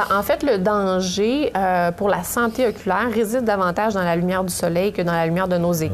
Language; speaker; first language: French; native; French